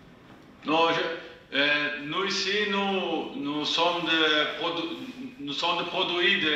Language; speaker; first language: French; non-native, fluent; Portuguese